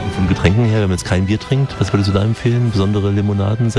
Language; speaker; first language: German; native; German